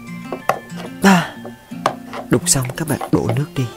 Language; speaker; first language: Vietnamese; native; Vietnamese